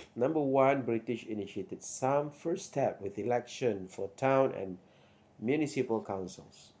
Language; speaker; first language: English; non-native, local second language; Malay